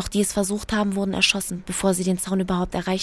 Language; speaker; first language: German; native; German